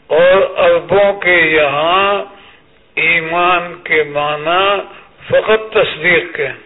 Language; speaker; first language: Urdu; native; Urdu